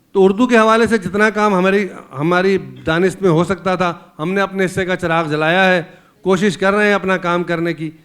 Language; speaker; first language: Urdu; native; Urdu